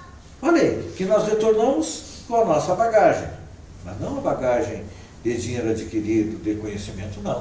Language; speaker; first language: Portuguese; native; Portuguese